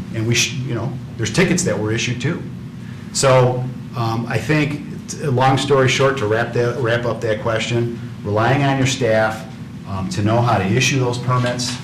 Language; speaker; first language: English; native; English